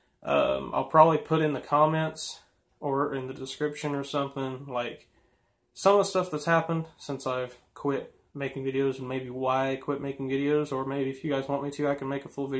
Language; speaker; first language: English; native; English